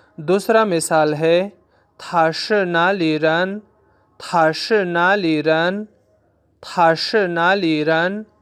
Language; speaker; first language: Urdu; non-native, local second language; Pashto